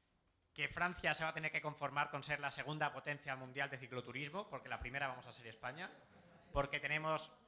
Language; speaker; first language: Spanish; native; Spanish